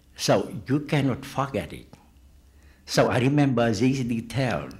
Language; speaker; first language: English; non-native, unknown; Vietnamese